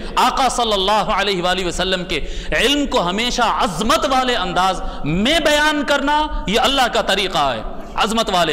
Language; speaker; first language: Urdu; native; Urdu